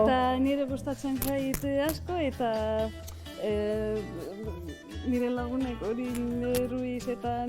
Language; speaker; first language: Basque; non-native, learner; Turkish